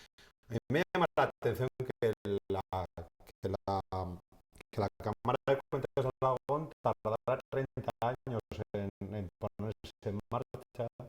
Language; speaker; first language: Spanish; native; Spanish